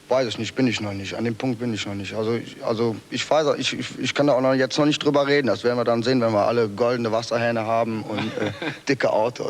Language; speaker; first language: German; native; German